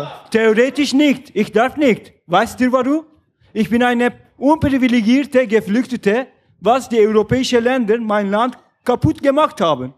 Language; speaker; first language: German; non-native, learner; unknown